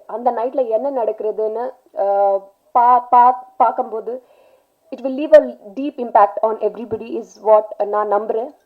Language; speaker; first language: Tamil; non-native, learner; Telugu